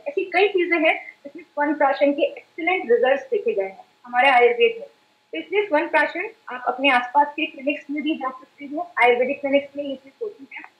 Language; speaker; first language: Hindi; native; Hindi